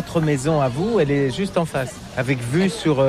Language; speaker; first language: French; native; French